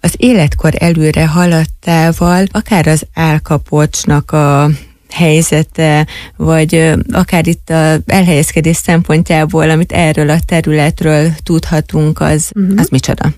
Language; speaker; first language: Hungarian; native; Hungarian